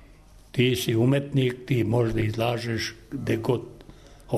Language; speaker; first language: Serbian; non-native, local second language; Albanian